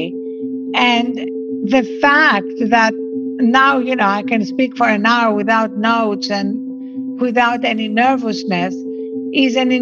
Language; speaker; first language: English; non-native, fluent; Greek